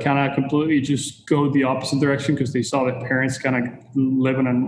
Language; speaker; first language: English; non-native, fluent; Spanish